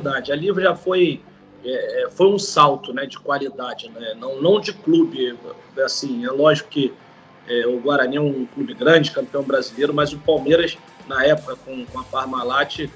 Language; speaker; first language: Portuguese; native; Portuguese